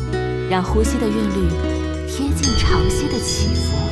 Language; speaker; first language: Chinese; native; Chinese